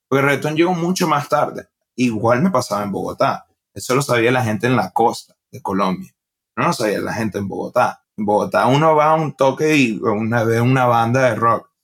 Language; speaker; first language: Spanish; native; Spanish